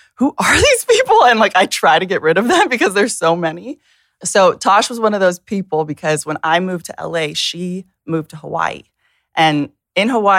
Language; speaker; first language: English; native; English